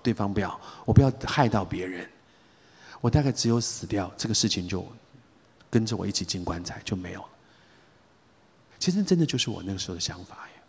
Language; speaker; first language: Chinese; native; Chinese